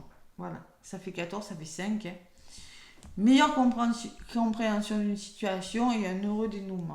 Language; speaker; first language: French; native; French